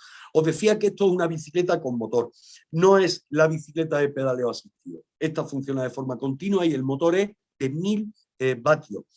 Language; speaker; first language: Spanish; native; Spanish